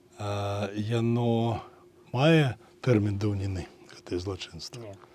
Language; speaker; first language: Belarusian; native; Belarusian